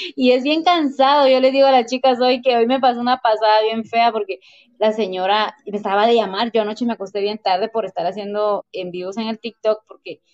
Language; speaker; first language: Spanish; native; Spanish